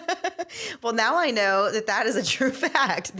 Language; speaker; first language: English; native; English